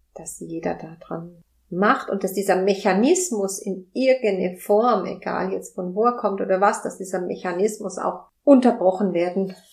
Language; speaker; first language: German; non-native, fluent; Spanish